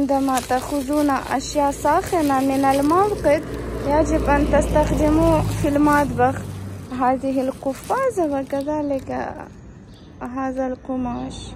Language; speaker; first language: Arabic; non-native, fluent; Ukrainian